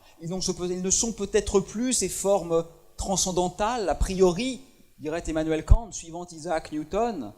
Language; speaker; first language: French; native; French